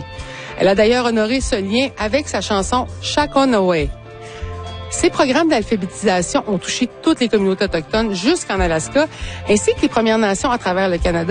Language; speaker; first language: French; native; French